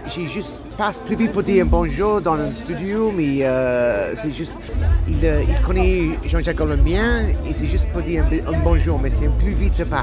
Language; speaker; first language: French; non-native, learner; English